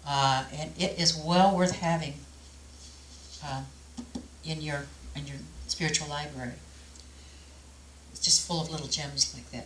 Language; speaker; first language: English; native; English